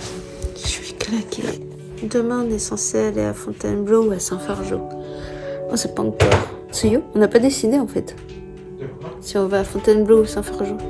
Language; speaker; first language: French; native; French